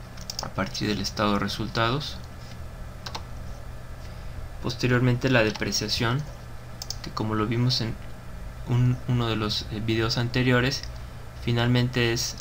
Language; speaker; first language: Spanish; native; Spanish